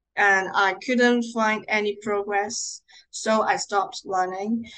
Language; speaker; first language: English; non-native, local second language; Cantonese